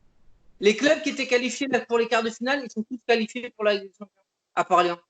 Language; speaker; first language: French; native; French